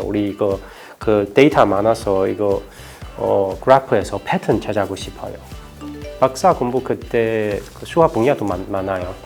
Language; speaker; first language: Korean; non-native, learner; Chinese